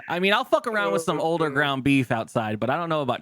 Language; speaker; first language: English; native; English